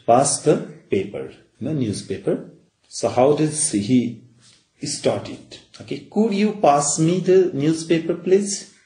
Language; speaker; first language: English; non-native, local second language; Nepali